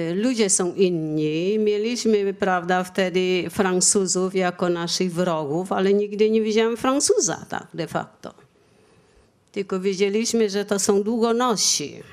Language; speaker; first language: Polish; non-native, fluent; Vietnamese